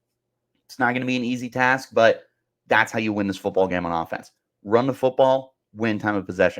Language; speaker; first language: English; native; English